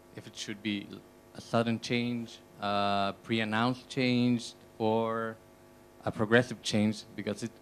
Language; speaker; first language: English; non-native, fluent; Spanish